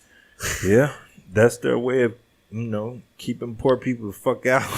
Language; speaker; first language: English; native; English